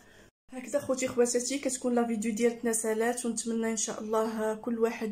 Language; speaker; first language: Arabic; native; Arabic